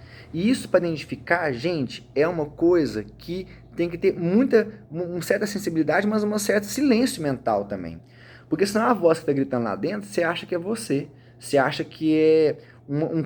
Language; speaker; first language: Portuguese; native; Portuguese